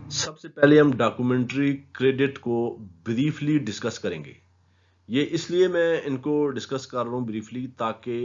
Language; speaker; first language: Urdu; non-native, local second language; Punjabi